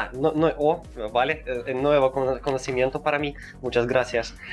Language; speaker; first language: Spanish; non-native, learner; Russian